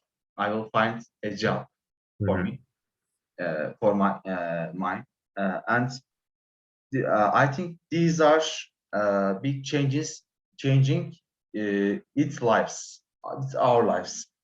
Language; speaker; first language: English; non-native, learner; Turkish